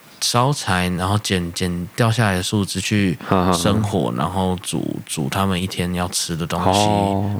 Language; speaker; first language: Chinese; native; Chinese